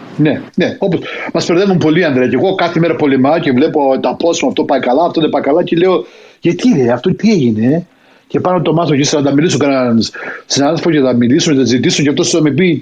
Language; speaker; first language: Greek; early bilingual, heritage; Greek